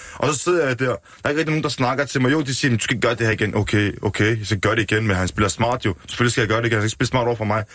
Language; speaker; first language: Danish; early bilingual, other home language; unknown